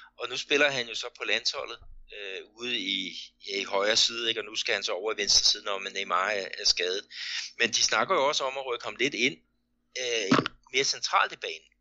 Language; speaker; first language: Danish; native; Danish